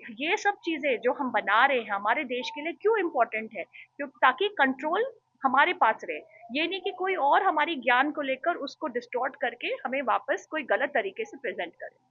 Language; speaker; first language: Hindi; native; Hindi